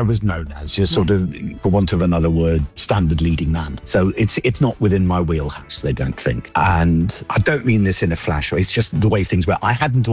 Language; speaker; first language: English; native; English